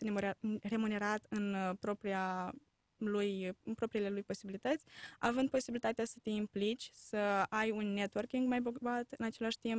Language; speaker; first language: Romanian; native; Romanian